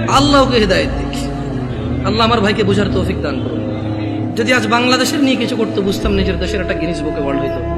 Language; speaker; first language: Bangla; early bilingual, heritage; Bangla